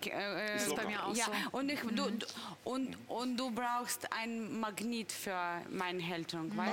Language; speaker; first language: German; non-native, fluent; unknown